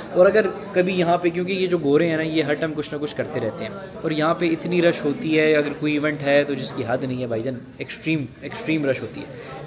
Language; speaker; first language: Hindi; non-native, local second language; Punjabi